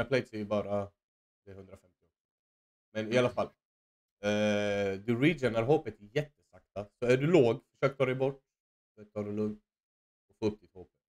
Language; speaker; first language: Swedish; native; Swedish